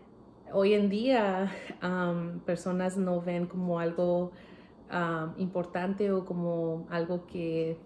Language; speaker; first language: Spanish; early bilingual, heritage; Spanish